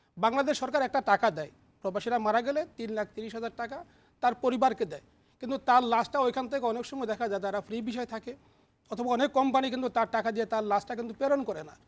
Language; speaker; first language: Bangla; native; Bangla